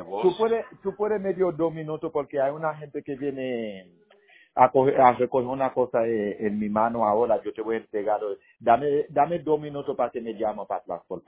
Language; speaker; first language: Spanish; non-native, learner; Haitian Creole